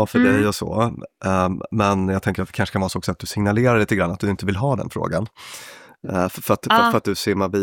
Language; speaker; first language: Swedish; native; Swedish